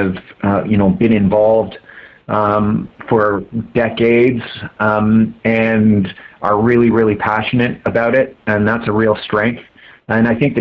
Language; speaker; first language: English; native; English